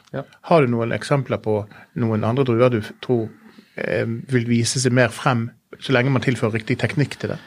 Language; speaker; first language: Norwegian; native; Norwegian